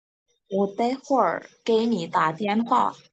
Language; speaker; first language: Chinese; non-native, learner; Indonesian